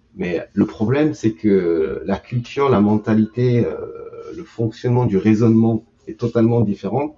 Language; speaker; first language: French; early bilingual, heritage; French